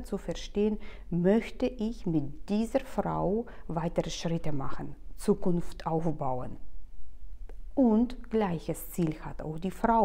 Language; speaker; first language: German; non-native, fluent; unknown